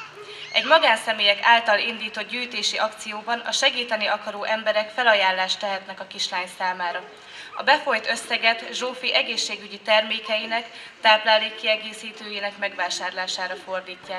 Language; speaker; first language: Hungarian; native; Hungarian